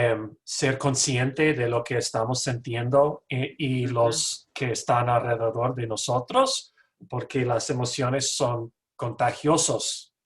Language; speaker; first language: Spanish; non-native, fluent; English